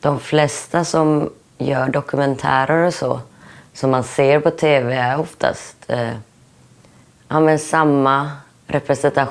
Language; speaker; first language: Swedish; native; Swedish